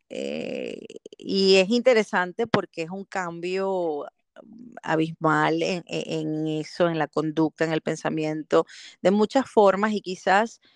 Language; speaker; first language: Spanish; native; Spanish